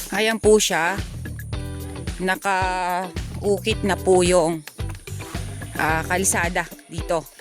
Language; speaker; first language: Filipino; native; Filipino